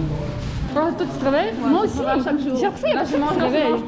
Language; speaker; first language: French; native; French